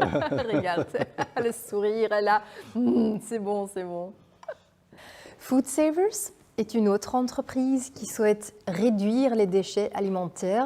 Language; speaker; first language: French; non-native, fluent; Dutch